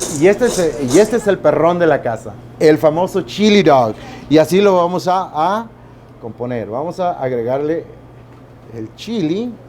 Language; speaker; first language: Spanish; native; Spanish